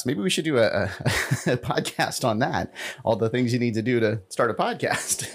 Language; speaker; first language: English; native; English